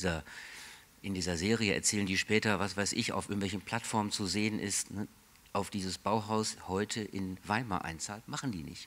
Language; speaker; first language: German; native; German